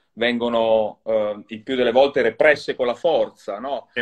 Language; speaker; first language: Italian; native; Italian